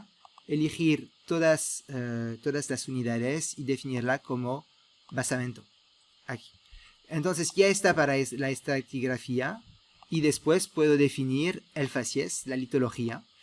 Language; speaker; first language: Spanish; non-native, fluent; French